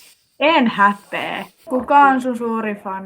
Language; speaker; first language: Finnish; native; Finnish